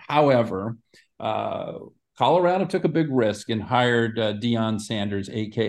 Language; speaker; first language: English; native; English